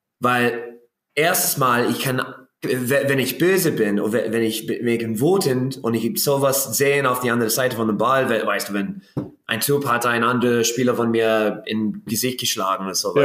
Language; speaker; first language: German; non-native, learner; English